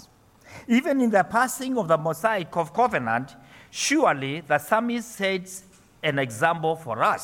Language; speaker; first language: English; non-native, local second language; Kikuyu